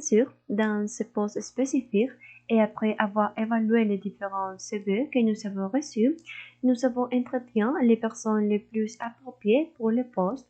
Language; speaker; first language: French; non-native, learner; Spanish